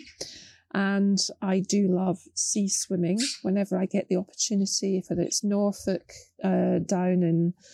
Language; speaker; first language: English; native; English